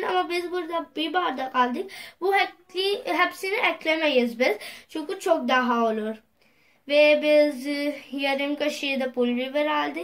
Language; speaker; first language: Turkish; non-native, fluent; Urdu